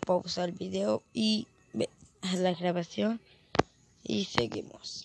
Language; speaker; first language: Spanish; native; Spanish